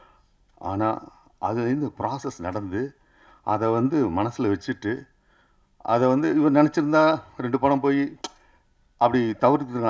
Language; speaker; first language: Tamil; native; Tamil